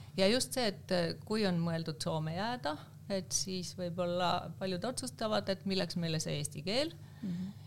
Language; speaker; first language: Estonian; native; Estonian